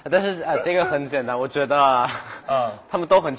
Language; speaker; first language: Chinese; non-native, fluent; Thai